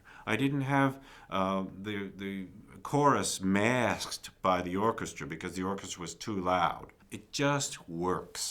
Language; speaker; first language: English; native; English